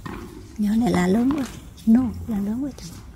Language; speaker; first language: Vietnamese; native; Vietnamese